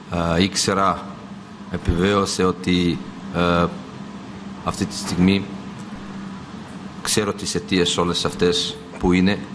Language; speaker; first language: Greek; non-native, fluent; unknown